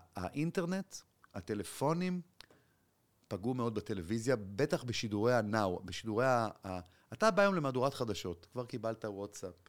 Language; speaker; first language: Hebrew; native; Hebrew